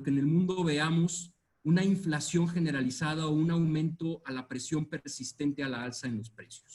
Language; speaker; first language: Spanish; native; Spanish